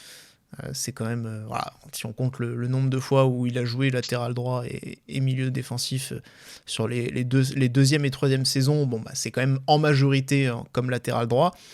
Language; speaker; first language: French; native; French